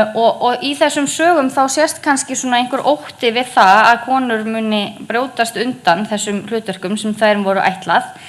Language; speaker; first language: Icelandic; native; Icelandic